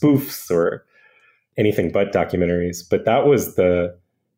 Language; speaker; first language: English; native; English